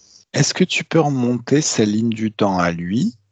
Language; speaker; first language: French; native; French